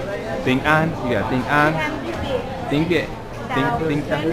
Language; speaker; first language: Vietnamese; non-native, learner; English